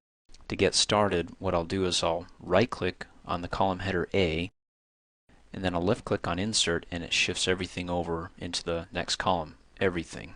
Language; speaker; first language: English; native; English